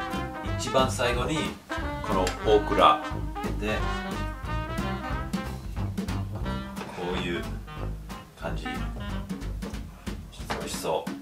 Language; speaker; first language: Japanese; non-native, fluent; English